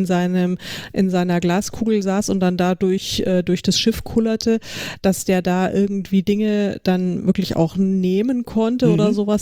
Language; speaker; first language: German; native; German